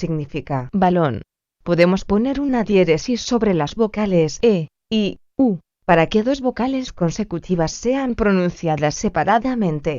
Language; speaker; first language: Spanish; non-native, fluent; French